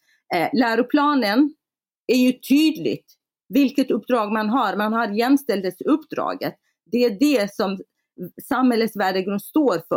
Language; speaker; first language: Swedish; non-native, fluent; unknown